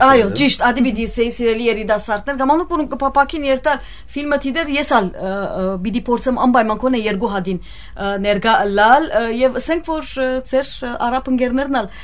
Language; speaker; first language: Armenian; early bilingual, heritage; Armenian